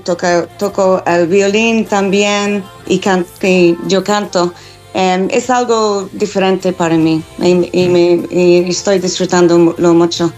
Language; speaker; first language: Spanish; non-native, fluent; English